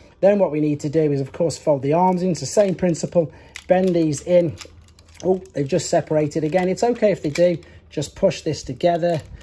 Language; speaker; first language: English; native; English